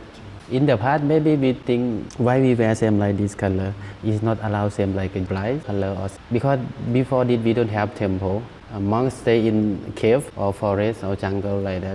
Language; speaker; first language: English; non-native, learner; Thai